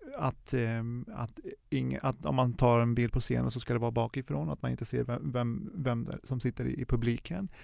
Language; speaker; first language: Swedish; early bilingual, other home language; Arabic